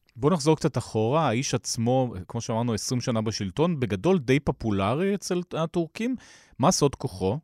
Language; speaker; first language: Hebrew; native; Hebrew